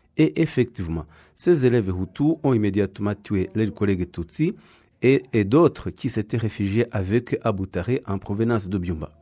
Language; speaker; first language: French; non-native, local second language; Kinyarwanda